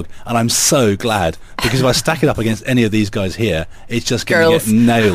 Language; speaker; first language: English; native; English